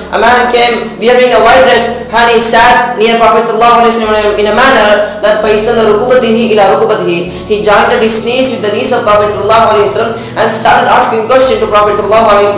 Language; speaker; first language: English; non-native, local second language; Tamil